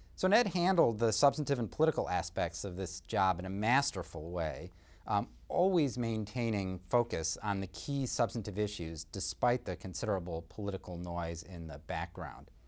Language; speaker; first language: English; native; English